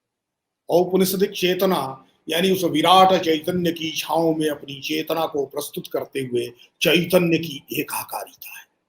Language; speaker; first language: Hindi; native; Hindi